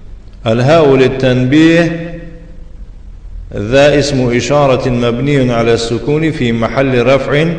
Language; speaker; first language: Arabic; non-native, fluent; Tajik